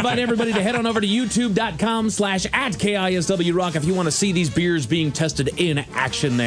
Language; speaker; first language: English; native; English